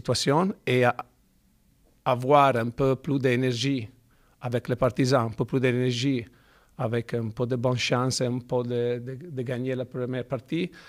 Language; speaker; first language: French; non-native, fluent; Italian